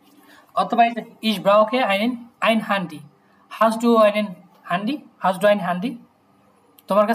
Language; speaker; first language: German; non-native, fluent; Bangla